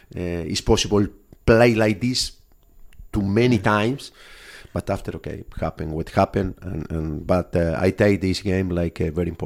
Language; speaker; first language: English; non-native, fluent; Spanish